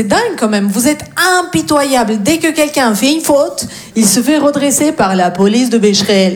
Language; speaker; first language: French; non-native, fluent; Russian